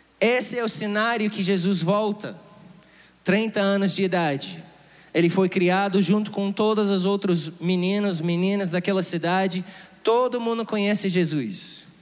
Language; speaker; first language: Portuguese; non-native, fluent; English